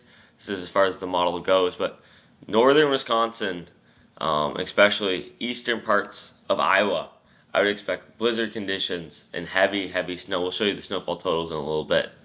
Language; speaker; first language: English; native; English